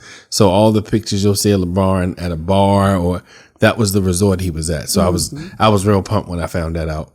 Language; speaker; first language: English; native; English